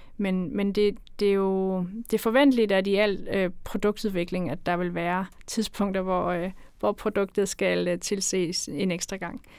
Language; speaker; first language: Danish; native; Danish